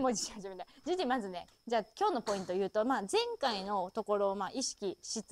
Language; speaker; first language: Japanese; native; Japanese